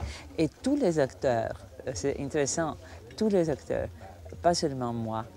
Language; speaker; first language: French; non-native, fluent; Croatian